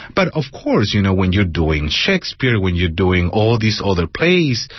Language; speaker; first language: English; non-native, fluent; Spanish